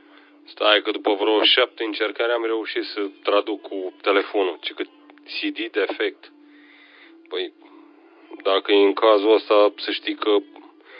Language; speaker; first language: Romanian; native; Romanian